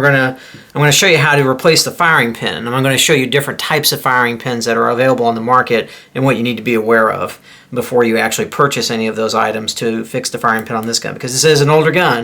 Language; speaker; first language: English; native; English